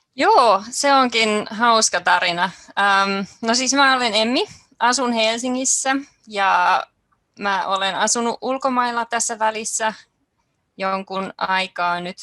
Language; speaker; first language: Finnish; native; Finnish